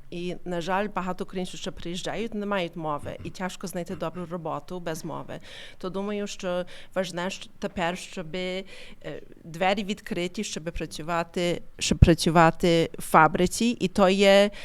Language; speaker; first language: Ukrainian; early bilingual, heritage; Ukrainian